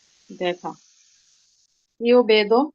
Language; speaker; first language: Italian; non-native, learner; Bangla